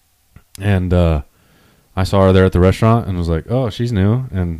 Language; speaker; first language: English; native; English